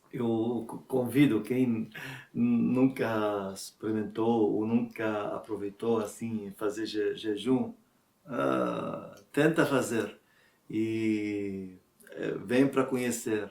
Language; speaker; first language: Portuguese; non-native, learner; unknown